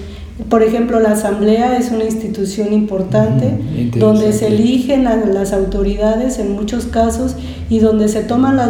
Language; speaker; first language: Spanish; native; Spanish